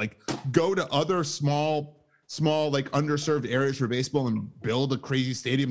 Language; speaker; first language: English; native; English